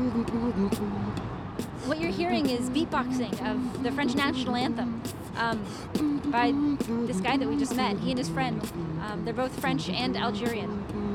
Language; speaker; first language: English; native; English